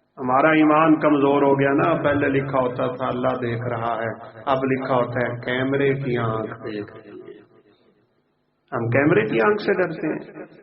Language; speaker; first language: Urdu; non-native, local second language; Punjabi